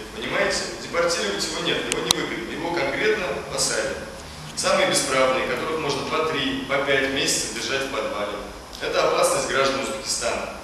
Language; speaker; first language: Russian; native; Russian